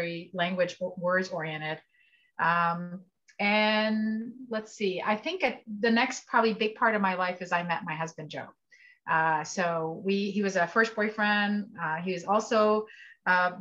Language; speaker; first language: English; early bilingual, other home language; Arabic